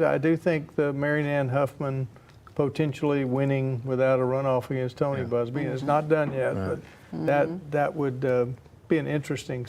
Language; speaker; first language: English; native; English